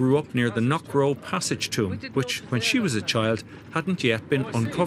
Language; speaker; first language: English; native; English